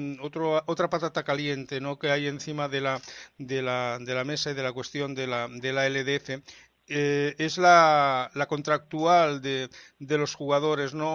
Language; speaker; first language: Spanish; native; Spanish